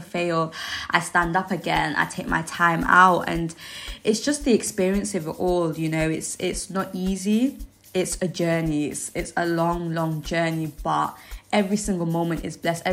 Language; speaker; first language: English; native; English